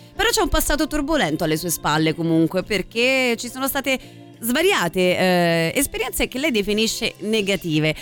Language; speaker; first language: Italian; native; Italian